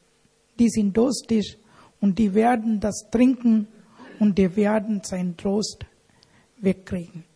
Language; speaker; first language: German; non-native, learner; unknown